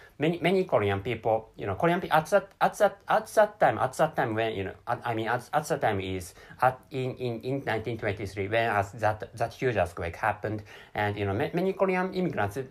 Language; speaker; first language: English; non-native, learner; Japanese